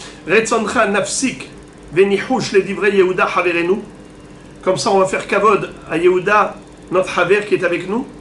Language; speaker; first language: French; native; French